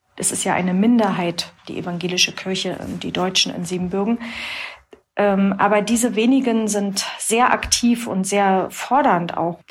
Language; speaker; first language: German; native; German